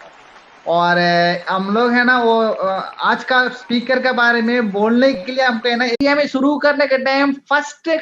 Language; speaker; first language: Hindi; non-native, local second language; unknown